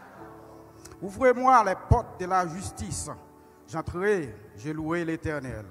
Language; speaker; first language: French; non-native, local second language; Haitian Creole